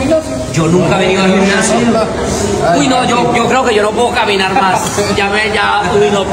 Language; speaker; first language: Spanish; native; Spanish